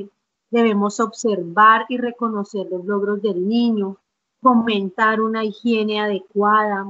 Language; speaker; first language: Spanish; native; Spanish